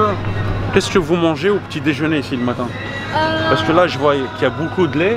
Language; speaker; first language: French; native; French